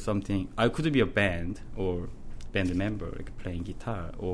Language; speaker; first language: English; non-native, fluent; Korean